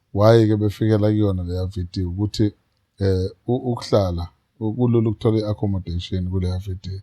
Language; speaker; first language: Zulu; native; Zulu